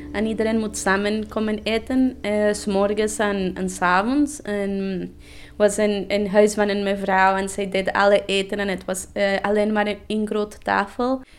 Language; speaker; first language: Dutch; non-native, learner; Spanish